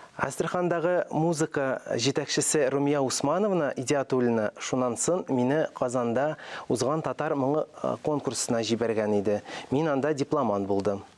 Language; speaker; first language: Tatar; non-native, local second language; Russian